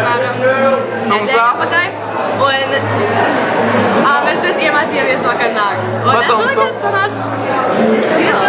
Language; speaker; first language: Latvian; early bilingual, heritage; English